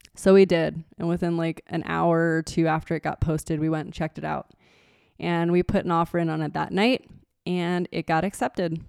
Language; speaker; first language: English; native; English